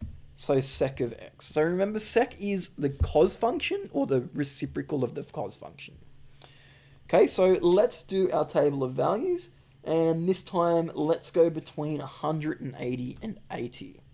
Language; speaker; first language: English; native; English